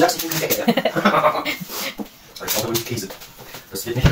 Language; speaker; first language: German; native; German